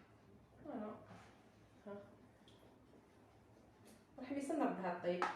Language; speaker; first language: Arabic; native; Arabic